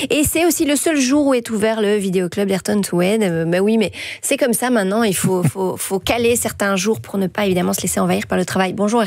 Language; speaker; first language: French; native; French